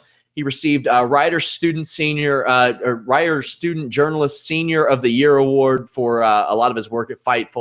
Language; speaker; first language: English; native; English